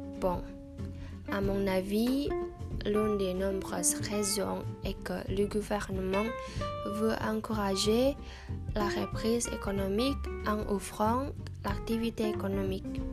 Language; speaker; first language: French; non-native, fluent; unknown